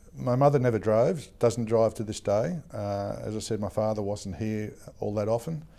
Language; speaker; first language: English; native; English